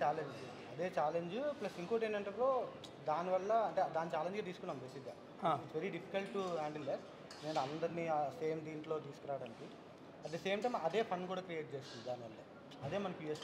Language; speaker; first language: Telugu; native; Telugu